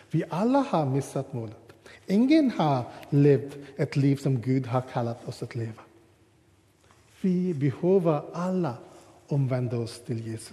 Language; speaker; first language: Swedish; non-native, fluent; English